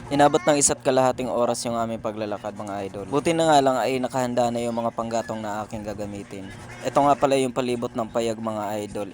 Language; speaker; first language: Filipino; non-native, local second language; Bikol